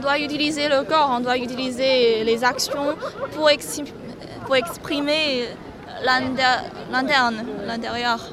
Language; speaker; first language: French; non-native, fluent; Chinese